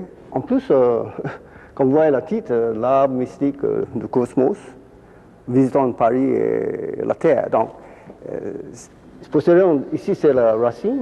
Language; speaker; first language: French; non-native, fluent; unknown